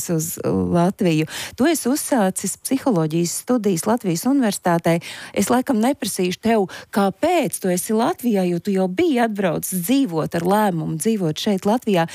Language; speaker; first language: Latvian; native; Latvian